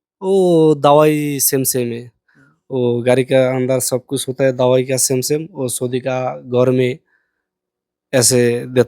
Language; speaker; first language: Hindi; non-native, learner; Bangla